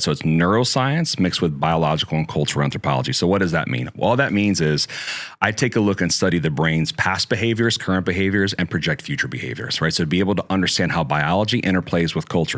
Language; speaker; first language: English; native; English